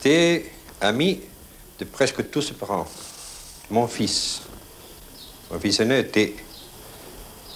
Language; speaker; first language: French; non-native, fluent; Spanish